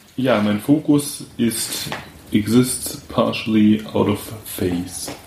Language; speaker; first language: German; native; German